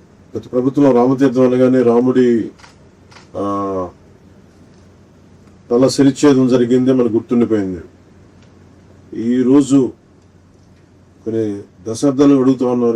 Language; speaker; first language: Telugu; native; Telugu